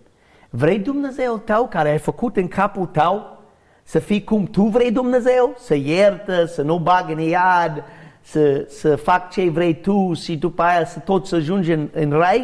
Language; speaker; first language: Romanian; non-native, learner; English